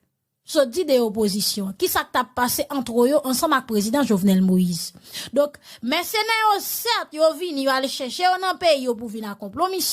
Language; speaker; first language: Haitian Creole; native; Haitian Creole